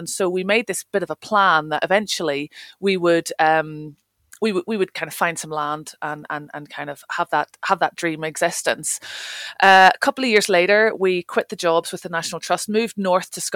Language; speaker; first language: English; native; English